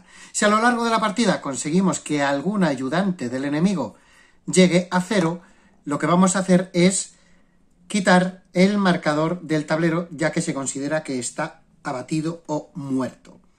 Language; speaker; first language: Spanish; native; Spanish